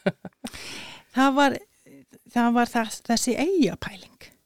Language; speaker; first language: Icelandic; non-native, fluent; Finnish